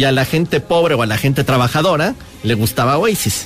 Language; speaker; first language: Spanish; native; Spanish